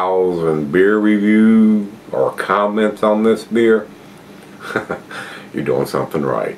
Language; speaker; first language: English; native; English